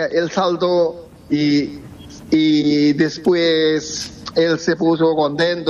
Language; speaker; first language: Spanish; non-native, fluent; Bangla